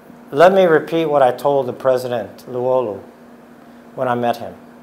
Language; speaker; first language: English; native; English